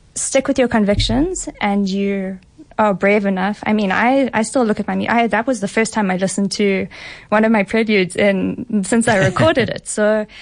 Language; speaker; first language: English; native; English